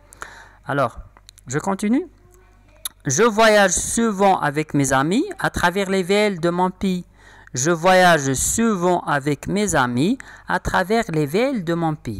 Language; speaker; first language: French; non-native, local second language; Arabic